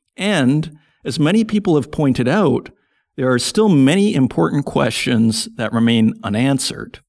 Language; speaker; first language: English; native; English